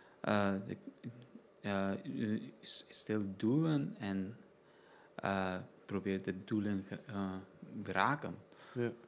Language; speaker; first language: Dutch; non-native, learner; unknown